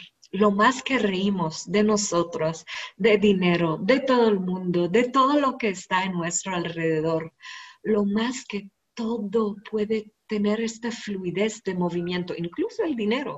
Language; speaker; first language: Spanish; non-native, learner; English